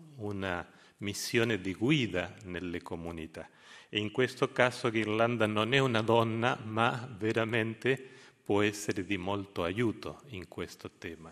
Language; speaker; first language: Italian; non-native, fluent; Spanish